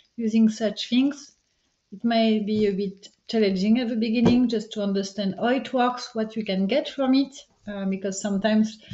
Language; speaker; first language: English; non-native, fluent; French